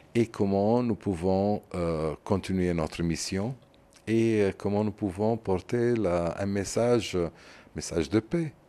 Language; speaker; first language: French; non-native, fluent; Arabic